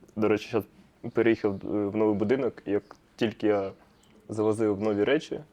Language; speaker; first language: Ukrainian; non-native, local second language; Russian